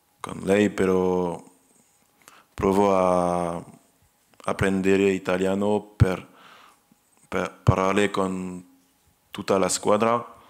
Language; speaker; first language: Italian; non-native, learner; French